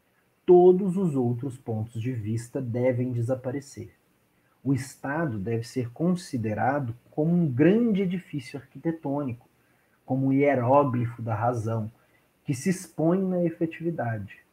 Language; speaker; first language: Portuguese; native; Portuguese